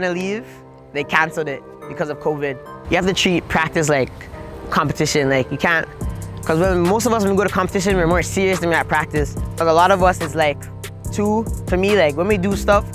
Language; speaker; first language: English; native; English